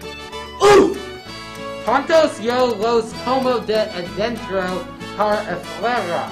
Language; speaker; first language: Spanish; non-native, learner; English